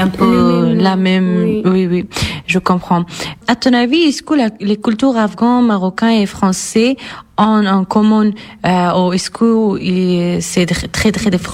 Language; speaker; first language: French; non-native, fluent; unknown